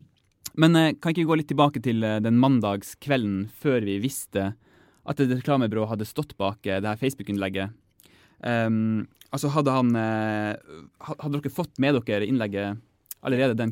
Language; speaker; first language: Norwegian; native; Norwegian